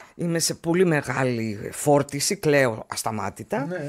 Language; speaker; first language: Greek; native; Greek